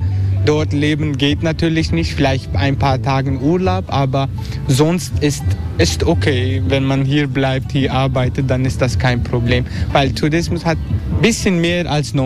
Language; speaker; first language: German; non-native, learner; Turkish